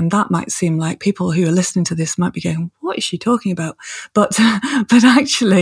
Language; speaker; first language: English; native; English